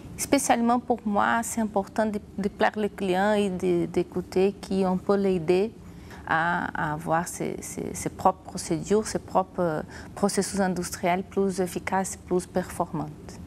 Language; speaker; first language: French; non-native, fluent; Portuguese